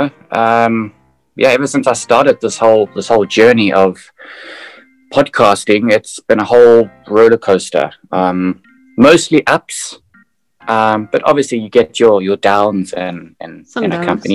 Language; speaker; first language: English; native; English